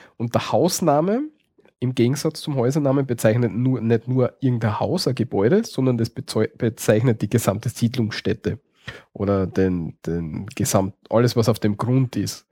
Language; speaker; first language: German; native; German